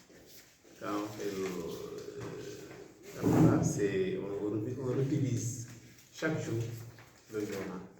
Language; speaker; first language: French; non-native, local second language; Fula